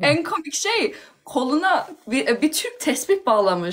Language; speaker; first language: Turkish; early bilingual, heritage; Turkish